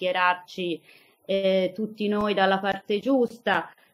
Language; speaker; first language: Italian; native; Italian